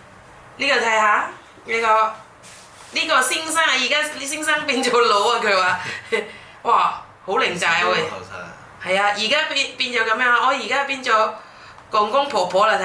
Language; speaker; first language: Cantonese; non-native, fluent; Indonesian